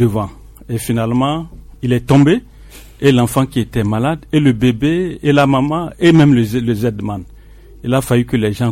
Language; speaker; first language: French; non-native, local second language; Ewe